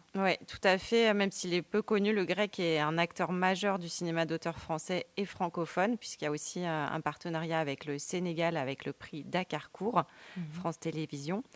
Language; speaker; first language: French; native; French